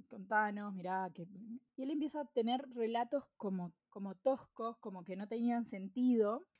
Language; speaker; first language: Spanish; native; Spanish